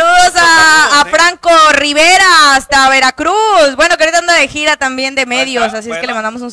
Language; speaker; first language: Spanish; native; Spanish